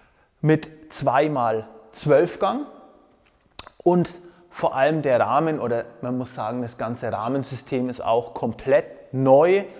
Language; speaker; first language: German; native; German